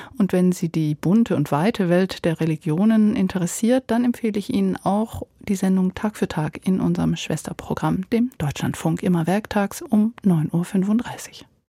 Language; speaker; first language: German; native; German